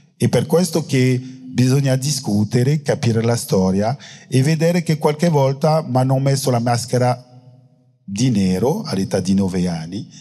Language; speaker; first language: Italian; non-native, fluent; French